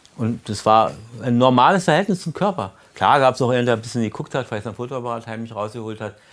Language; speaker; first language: German; native; German